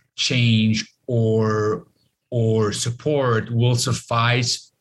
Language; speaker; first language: English; non-native, fluent; Arabic